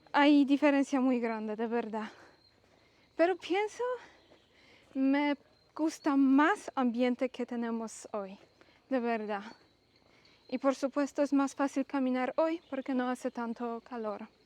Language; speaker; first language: Spanish; non-native, learner; Polish